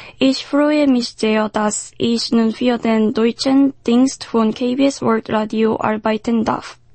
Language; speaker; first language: German; non-native, fluent; Korean